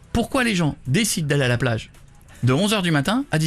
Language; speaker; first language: French; native; French